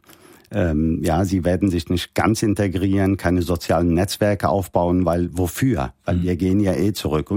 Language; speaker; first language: German; early bilingual, other home language; Turkish